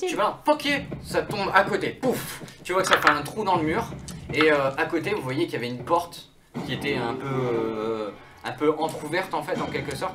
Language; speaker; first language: French; native; French